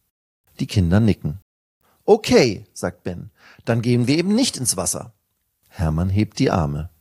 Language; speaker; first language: German; native; German